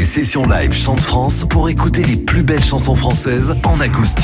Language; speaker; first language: French; native; French